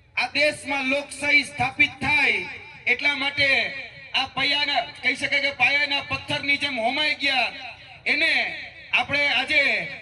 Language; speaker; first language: Gujarati; native; Gujarati